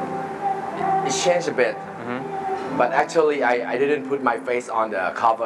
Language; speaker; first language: English; non-native, fluent; Thai